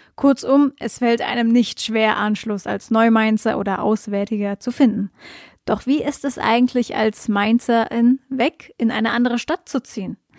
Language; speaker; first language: German; native; German